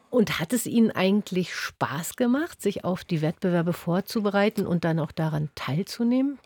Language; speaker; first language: German; native; German